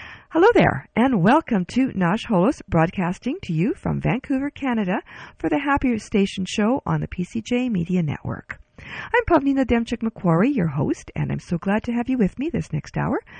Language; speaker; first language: English; early bilingual, other home language; Ukrainian